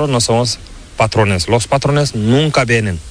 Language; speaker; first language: Spanish; non-native, learner; Fula